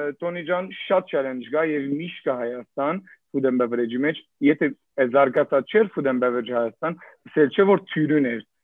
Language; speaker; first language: Armenian; early bilingual, heritage; Armenian